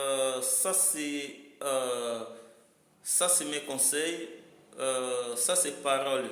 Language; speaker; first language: French; non-native, learner; Lingala